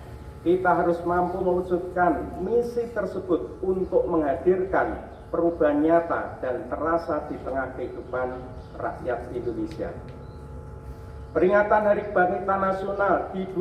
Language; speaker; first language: Indonesian; native; Indonesian